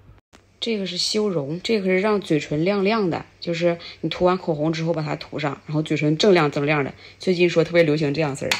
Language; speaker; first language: Chinese; native; Chinese